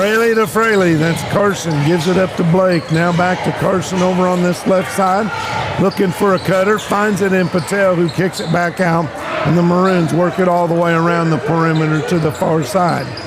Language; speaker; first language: English; native; English